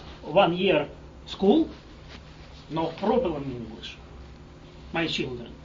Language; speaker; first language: English; non-native, learner; Ukrainian